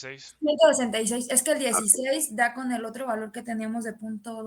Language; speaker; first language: Spanish; native; Spanish